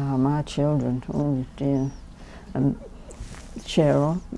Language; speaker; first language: English; native; English